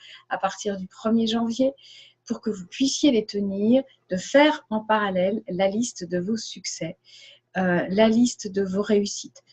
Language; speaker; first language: French; native; French